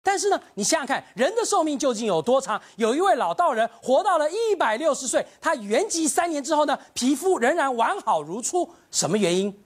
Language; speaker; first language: Chinese; native; Chinese